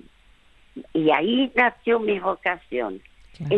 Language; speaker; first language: Spanish; early bilingual, other home language; French